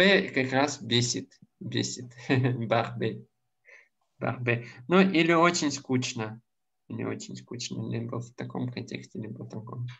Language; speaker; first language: French; non-native, learner; Russian